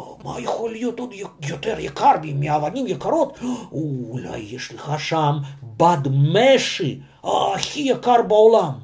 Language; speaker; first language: Hebrew; non-native, fluent; Russian